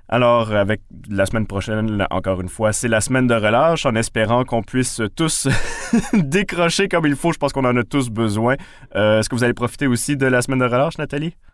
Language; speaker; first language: French; native; French